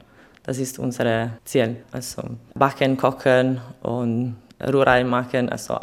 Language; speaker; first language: German; non-native, learner; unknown